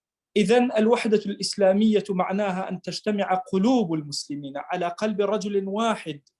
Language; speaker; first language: Arabic; non-native, local second language; Kurdish